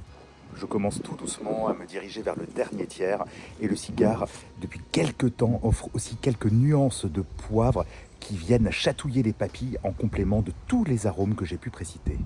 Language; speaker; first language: French; native; French